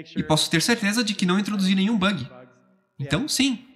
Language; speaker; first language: Portuguese; non-native, fluent; English